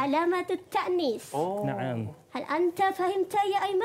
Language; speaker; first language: Arabic; non-native, fluent; Malay